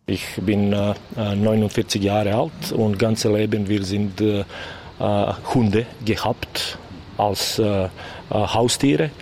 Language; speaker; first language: German; non-native, learner; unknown